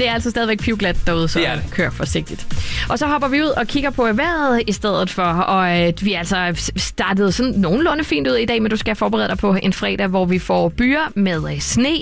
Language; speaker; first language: Danish; native; Danish